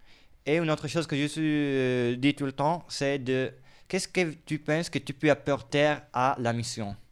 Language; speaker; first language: French; non-native, fluent; Italian